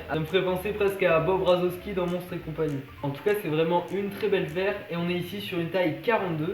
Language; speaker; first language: French; native; French